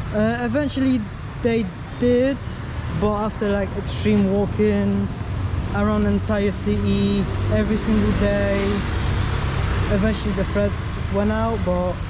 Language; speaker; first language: English; non-native, fluent; Polish